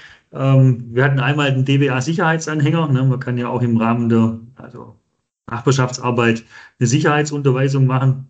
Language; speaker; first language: German; native; German